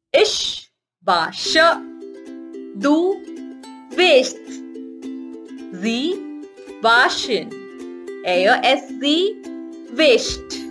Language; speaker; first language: German; non-native, fluent; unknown